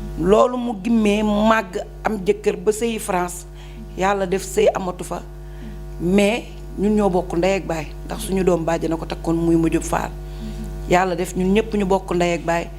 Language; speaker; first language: Wolof; native; Wolof